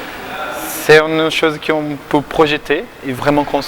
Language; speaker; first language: French; non-native, learner; Portuguese